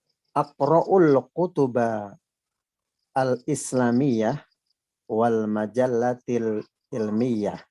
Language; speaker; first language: Arabic; non-native, learner; Indonesian